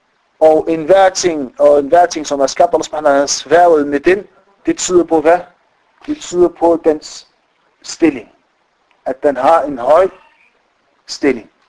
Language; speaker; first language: Danish; non-native, fluent; Arabic